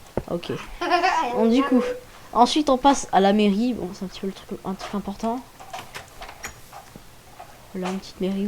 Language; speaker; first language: French; native; French